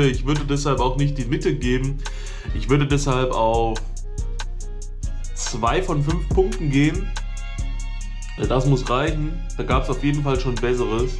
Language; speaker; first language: German; native; German